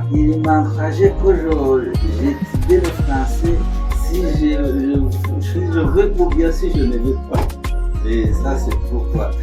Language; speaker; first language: French; non-native, learner; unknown